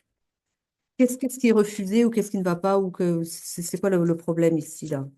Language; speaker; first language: French; native; French